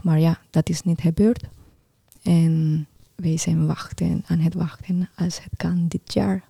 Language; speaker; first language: Dutch; non-native, learner; Spanish